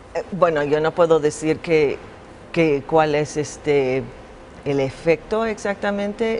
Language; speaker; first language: Spanish; non-native, fluent; English